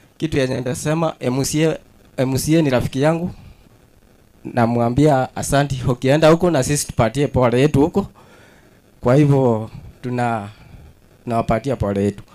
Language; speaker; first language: Swahili; non-native, local second language; Kalenjin